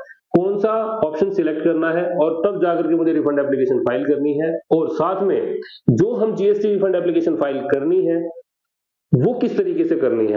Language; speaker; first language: Hindi; native; Hindi